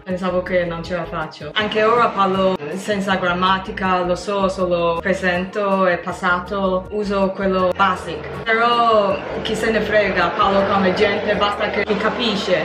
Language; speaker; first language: Italian; non-native, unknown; Chinese